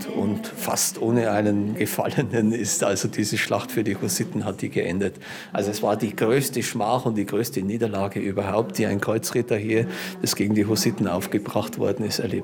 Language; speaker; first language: German; native; German